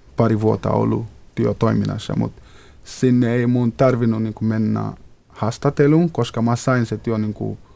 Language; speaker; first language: Finnish; non-native, fluent; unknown